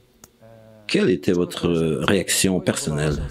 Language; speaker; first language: French; non-native, fluent; Ukrainian